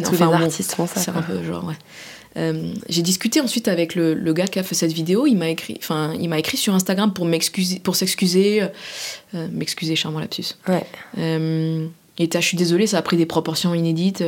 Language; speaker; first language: French; native; French